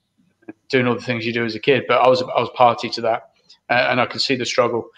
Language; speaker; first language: English; native; English